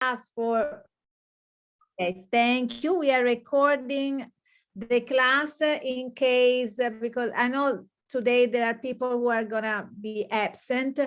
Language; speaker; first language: English; non-native, fluent; Italian